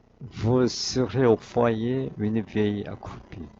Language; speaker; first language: French; non-native, fluent; Korean